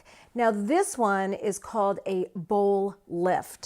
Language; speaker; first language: English; native; English